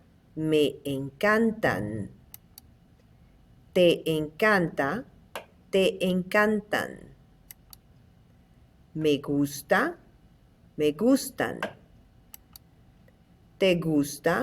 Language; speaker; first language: Spanish; non-native, fluent; English